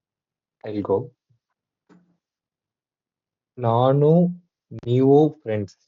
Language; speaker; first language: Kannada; non-native, learner; Tamil